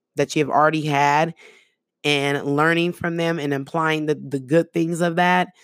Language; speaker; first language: English; early bilingual, other home language; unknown